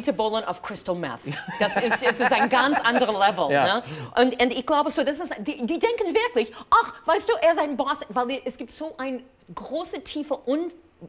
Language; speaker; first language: German; non-native, fluent; English